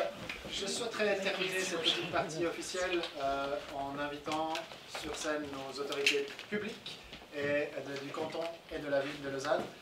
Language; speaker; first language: French; native; French